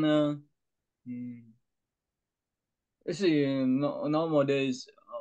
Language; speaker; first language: English; non-native, learner; Vietnamese